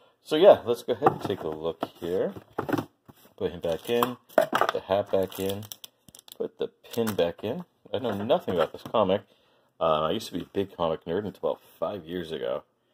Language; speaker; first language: English; native; English